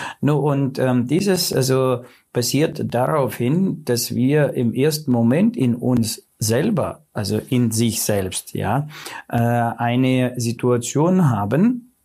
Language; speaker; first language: German; non-native, fluent; Russian